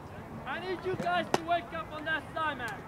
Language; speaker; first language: English; native; English